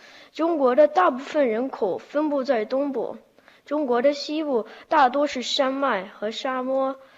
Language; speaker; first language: Chinese; early bilingual, heritage; Chinese